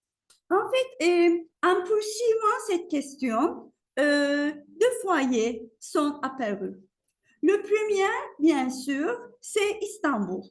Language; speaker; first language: French; non-native, fluent; Turkish